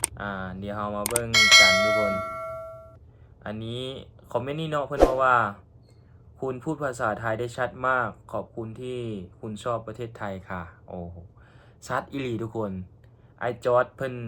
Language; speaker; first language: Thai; non-native, local second language; Northeastern Thai